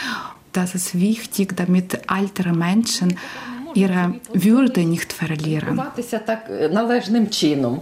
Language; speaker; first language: German; non-native, learner; Ukrainian